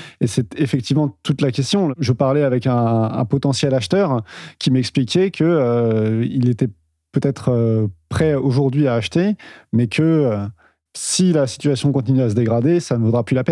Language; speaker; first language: French; native; French